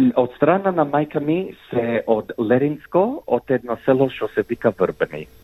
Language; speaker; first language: Macedonian; early bilingual, heritage; Macedonian